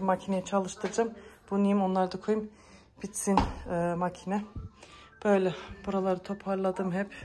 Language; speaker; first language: Turkish; native; Turkish